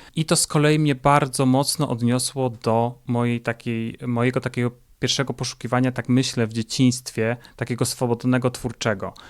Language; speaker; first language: Polish; native; Polish